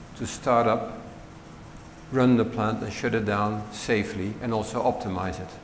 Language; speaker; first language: English; non-native, fluent; Dutch